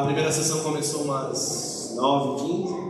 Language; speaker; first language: Portuguese; native; Portuguese